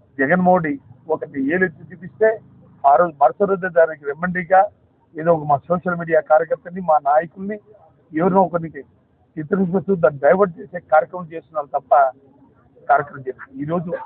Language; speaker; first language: Telugu; native; Telugu